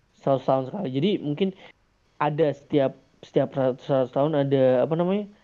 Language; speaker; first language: Indonesian; native; Indonesian